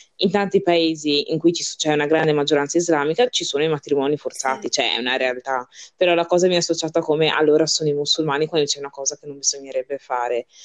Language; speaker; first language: Italian; early bilingual, other home language; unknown